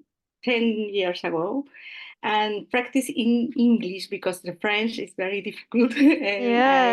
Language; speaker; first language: English; non-native, learner; Spanish